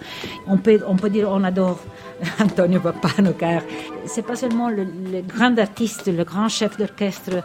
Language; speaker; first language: French; non-native, fluent; Italian